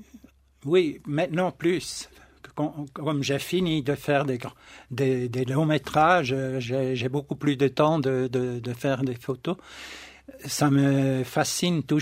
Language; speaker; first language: French; non-native, local second language; German